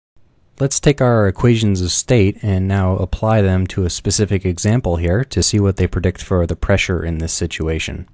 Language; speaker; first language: English; native; English